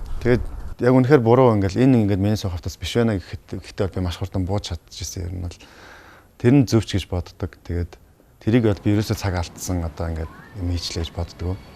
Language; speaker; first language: Mongolian; native; Mongolian